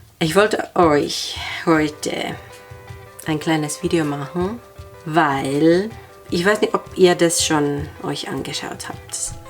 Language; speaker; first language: German; non-native, fluent; Finnish